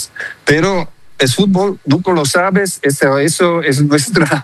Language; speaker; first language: Spanish; non-native, fluent; Dutch